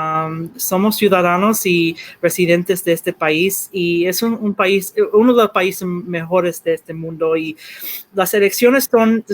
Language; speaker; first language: Spanish; early bilingual, heritage; Spanish